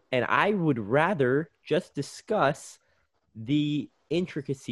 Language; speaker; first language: English; native; English